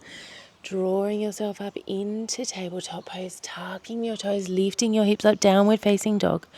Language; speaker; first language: English; native; English